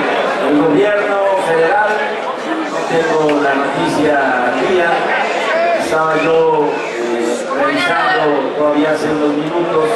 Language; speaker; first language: Spanish; native; Spanish